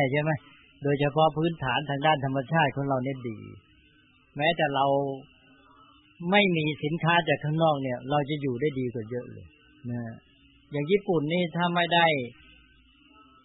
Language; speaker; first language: Thai; native; Thai